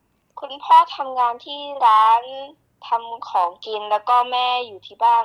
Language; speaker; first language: Thai; early bilingual, heritage; Thai